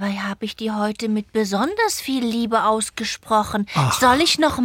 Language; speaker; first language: German; native; German